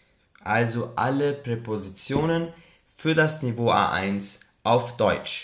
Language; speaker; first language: German; non-native, fluent; Albanian